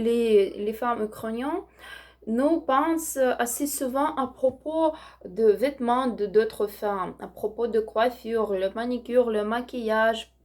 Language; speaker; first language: French; non-native, learner; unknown